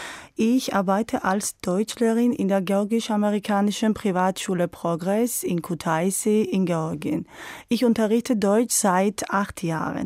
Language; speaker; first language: German; non-native, fluent; Georgian